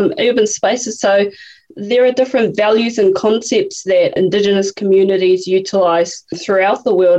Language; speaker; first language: English; native; English